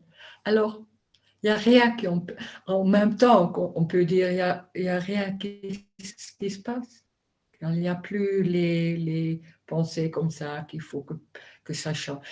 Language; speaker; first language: French; non-native, learner; Dutch